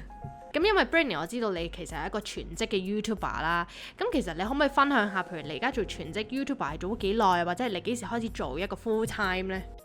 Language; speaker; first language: Cantonese; native; Cantonese